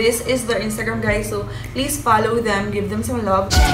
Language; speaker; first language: English; non-native, local second language; Filipino